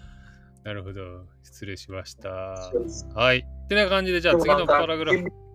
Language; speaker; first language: Japanese; native; Japanese